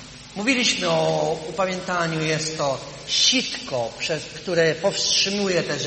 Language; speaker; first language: Polish; native; Polish